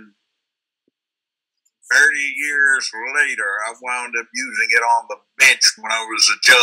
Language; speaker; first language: English; native; English